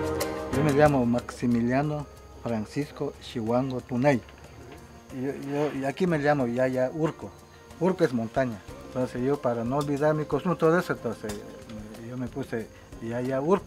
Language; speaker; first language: Spanish; non-native, local second language; Quechua